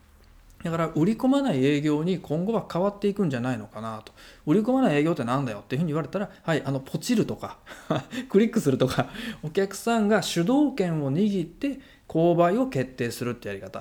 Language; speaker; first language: Japanese; native; Japanese